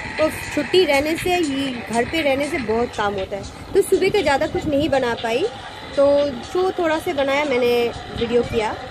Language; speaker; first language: Hindi; non-native, local second language; Bangla